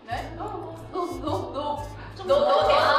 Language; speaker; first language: Korean; native; Korean